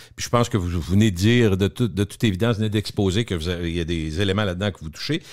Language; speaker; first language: French; native; French